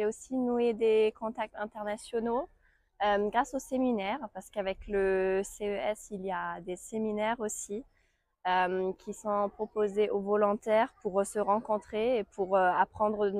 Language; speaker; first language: French; non-native, fluent; German